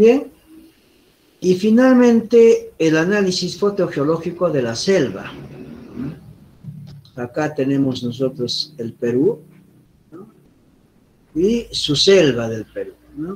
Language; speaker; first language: Spanish; native; Spanish